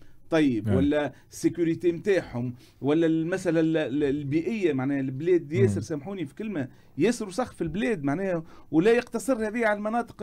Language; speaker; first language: Arabic; native; Arabic